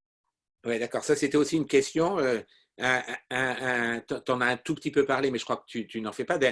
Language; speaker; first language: French; native; French